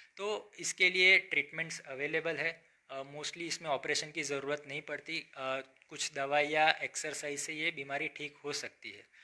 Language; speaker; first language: Hindi; non-native, local second language; Gujarati